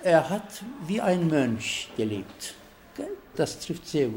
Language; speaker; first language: German; non-native, fluent; Turkish